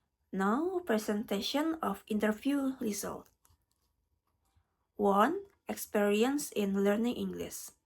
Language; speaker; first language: English; non-native, learner; Indonesian